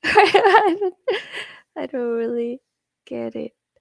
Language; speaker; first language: English; non-native, fluent; Korean